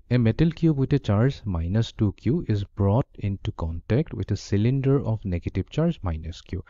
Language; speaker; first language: English; non-native, local second language; Assamese